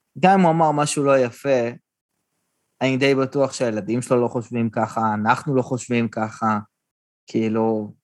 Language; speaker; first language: Hebrew; native; Hebrew